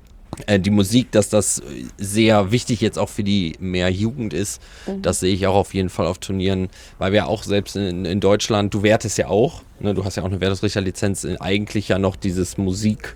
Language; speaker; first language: German; native; German